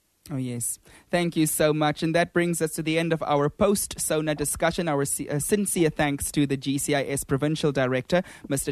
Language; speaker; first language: English; non-native, local second language; Afrikaans